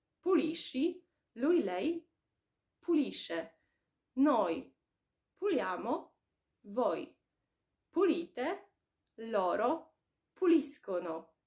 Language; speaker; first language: Italian; non-native, fluent; Polish